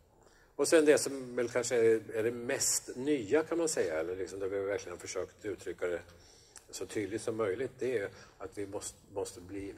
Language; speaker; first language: Swedish; native; Swedish